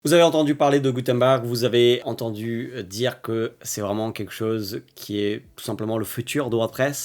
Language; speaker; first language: French; native; French